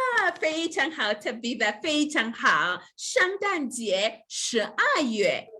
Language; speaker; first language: Chinese; non-native, fluent; English